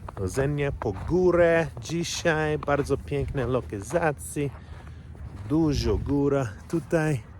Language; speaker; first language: Polish; non-native, learner; English